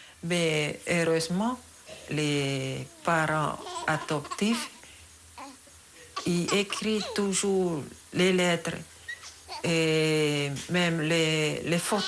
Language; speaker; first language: French; non-native, local second language; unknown